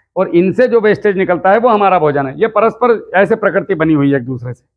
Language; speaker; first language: Hindi; native; Hindi